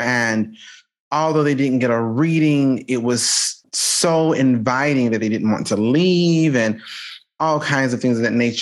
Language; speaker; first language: English; native; English